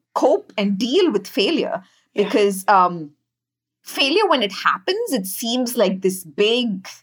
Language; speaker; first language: English; non-native, local second language; Kannada